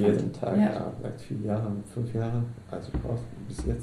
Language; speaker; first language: German; non-native, learner; Arabic